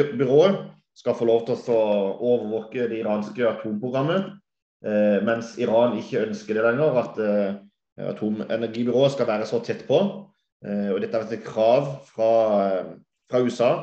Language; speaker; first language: Norwegian; native; Norwegian